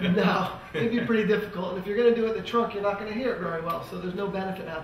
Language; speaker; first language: English; native; English